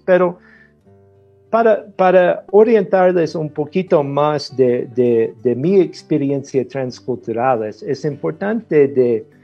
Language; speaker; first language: Spanish; non-native, fluent; English